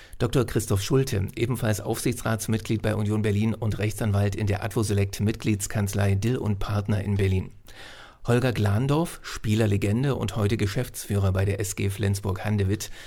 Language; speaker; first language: German; native; German